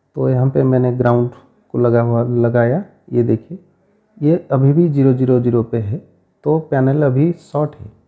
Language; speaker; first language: Hindi; non-native, local second language; Odia